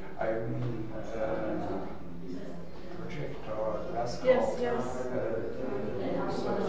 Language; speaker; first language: English; non-native, learner; Polish